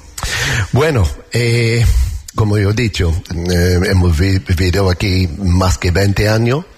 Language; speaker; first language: Spanish; non-native, learner; English